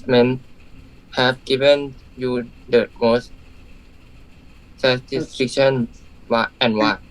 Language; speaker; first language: English; non-native, learner; Thai